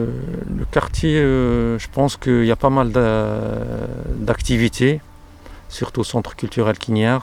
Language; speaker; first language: French; non-native, local second language; Arabic